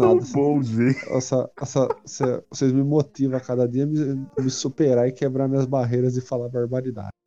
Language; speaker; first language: Portuguese; native; Portuguese